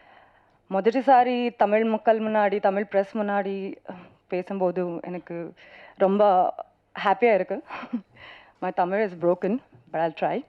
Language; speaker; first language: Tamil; non-native, learner; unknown